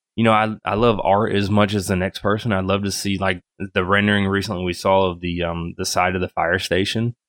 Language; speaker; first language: English; native; English